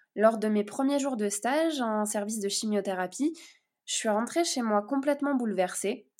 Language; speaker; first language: French; native; French